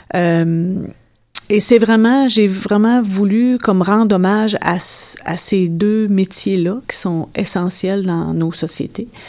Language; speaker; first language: French; native; French